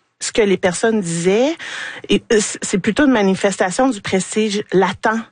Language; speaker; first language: French; native; French